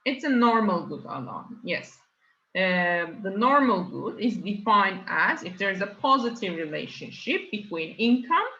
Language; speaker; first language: English; non-native, fluent; Turkish